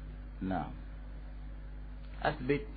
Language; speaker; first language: Arabic; non-native, fluent; Indonesian